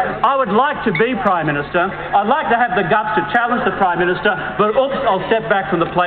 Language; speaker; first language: English; native; English